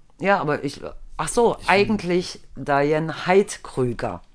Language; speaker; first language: German; native; German